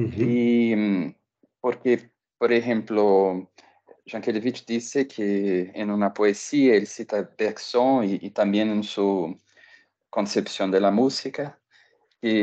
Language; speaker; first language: Spanish; non-native, fluent; Portuguese